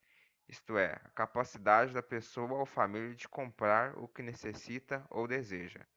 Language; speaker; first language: Portuguese; native; Portuguese